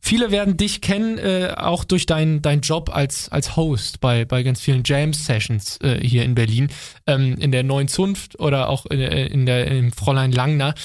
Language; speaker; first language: German; native; German